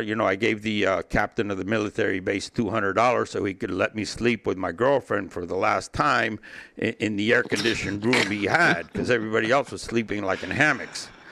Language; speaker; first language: English; early bilingual, other home language; Spanish